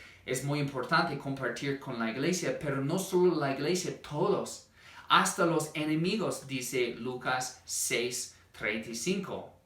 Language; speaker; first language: Spanish; non-native, fluent; English